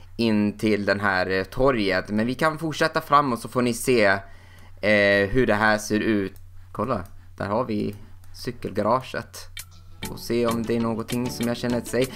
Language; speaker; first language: Swedish; native; Swedish